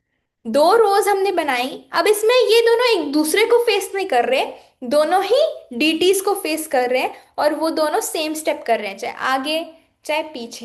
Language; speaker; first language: Hindi; native; Hindi